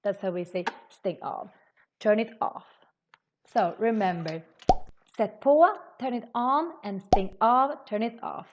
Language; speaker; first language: Swedish; native; Swedish